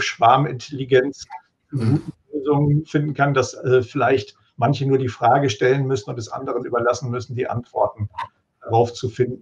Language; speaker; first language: German; native; German